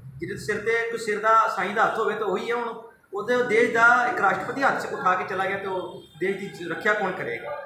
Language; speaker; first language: Punjabi; early bilingual, other home language; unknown